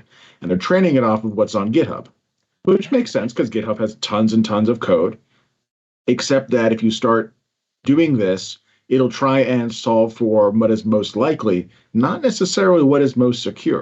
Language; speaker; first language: English; native; English